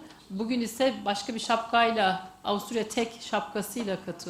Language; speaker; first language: Turkish; native; Turkish